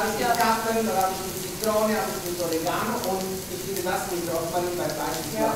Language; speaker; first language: German; non-native, fluent; Italian